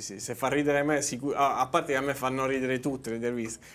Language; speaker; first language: Italian; native; Italian